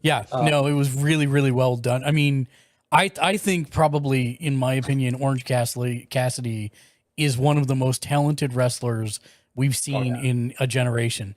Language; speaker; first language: English; native; English